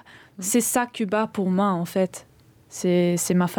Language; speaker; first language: French; early bilingual, other home language; Spanish